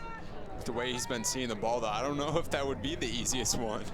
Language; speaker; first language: English; native; English